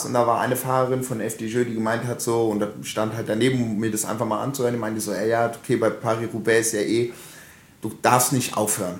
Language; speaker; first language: German; native; German